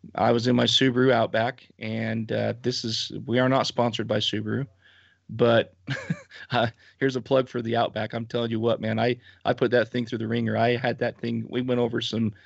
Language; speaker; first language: English; native; English